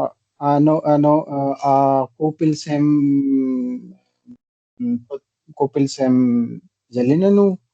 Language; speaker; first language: Czech; non-native, learner; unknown